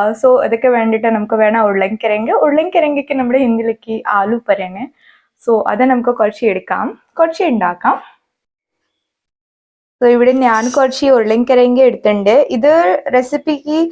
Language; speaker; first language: Malayalam; non-native, learner; Hindi